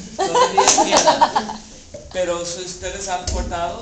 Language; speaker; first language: Spanish; non-native, fluent; English